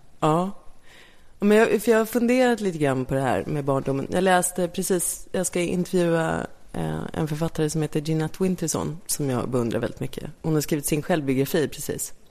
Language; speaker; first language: Swedish; native; Swedish